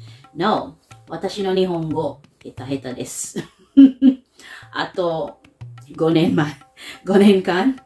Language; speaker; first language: Japanese; non-native, learner; English